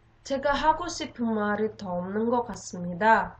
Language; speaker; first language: Korean; non-native, learner; Indonesian